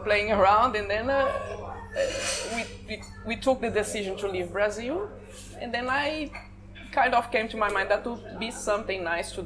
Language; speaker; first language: English; non-native, fluent; Portuguese